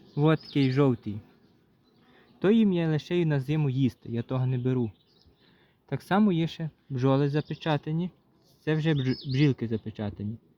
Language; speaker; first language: Ukrainian; native; Ukrainian